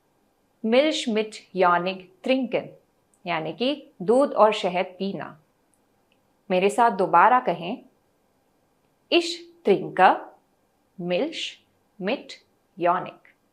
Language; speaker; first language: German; non-native, fluent; Hindi